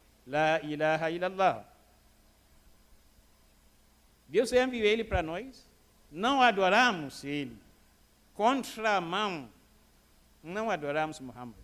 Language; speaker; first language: Portuguese; non-native, fluent; Arabic